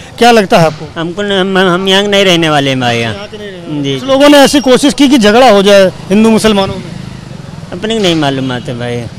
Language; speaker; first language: Hindi; native; Hindi